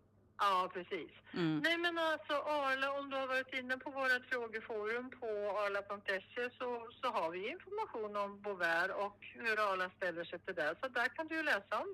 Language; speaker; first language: Swedish; native; Swedish